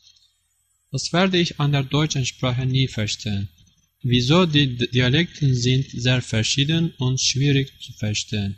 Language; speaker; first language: German; non-native, learner; Turkish